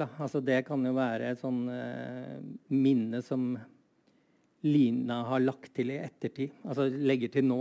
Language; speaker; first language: Norwegian; native; Norwegian